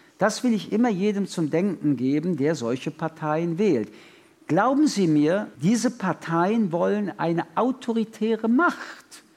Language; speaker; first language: German; early bilingual, other home language; French